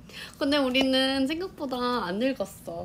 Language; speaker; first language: Korean; non-native, fluent; Thai